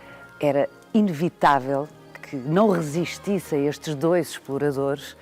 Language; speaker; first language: Portuguese; native; Portuguese